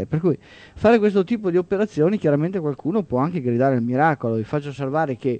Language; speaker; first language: Italian; native; Italian